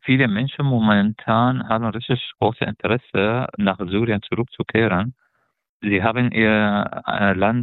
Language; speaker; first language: German; non-native, fluent; Arabic